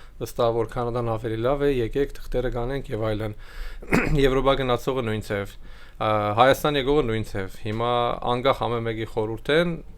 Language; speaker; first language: Armenian; early bilingual, heritage; Armenian